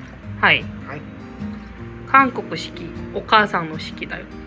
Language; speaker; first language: Japanese; non-native, fluent; Korean